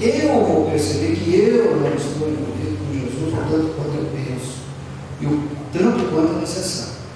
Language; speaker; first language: Portuguese; native; Portuguese